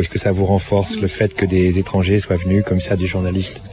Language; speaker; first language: French; native; French